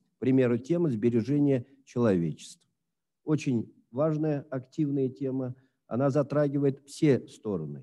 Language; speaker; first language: Russian; native; Russian